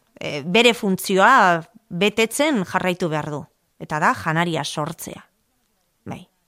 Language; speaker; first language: Basque; non-native, local second language; Spanish